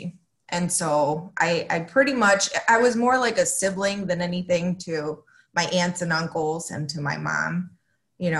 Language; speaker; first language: English; early bilingual, other home language; Spanish